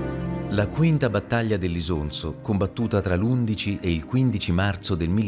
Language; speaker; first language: Italian; native; Italian